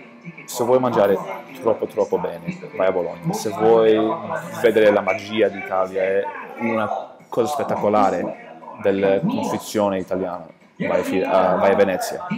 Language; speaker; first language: Italian; non-native, learner; English